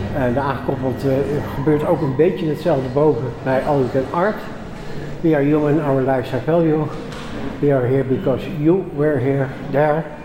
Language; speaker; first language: Dutch; native; Dutch